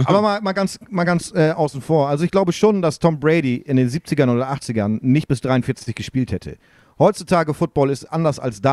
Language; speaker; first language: German; native; German